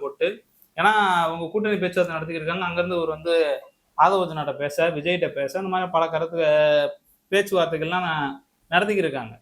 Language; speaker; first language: Tamil; native; Tamil